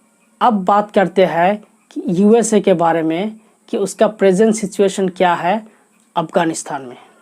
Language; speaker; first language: Hindi; non-native, local second language; Assamese